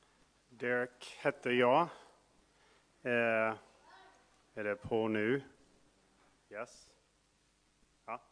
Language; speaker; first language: Swedish; non-native, fluent; English